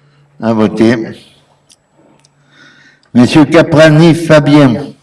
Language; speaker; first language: French; native; French